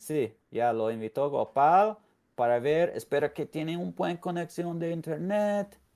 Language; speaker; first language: Spanish; non-native, learner; English